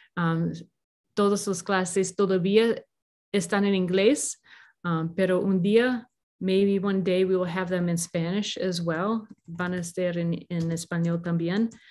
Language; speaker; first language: Spanish; non-native, learner; English